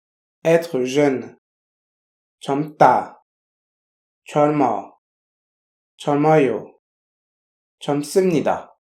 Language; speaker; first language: Korean; non-native, fluent; French